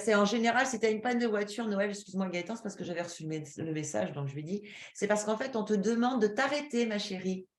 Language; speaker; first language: French; native; French